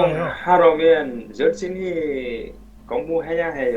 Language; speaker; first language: Korean; non-native, learner; Vietnamese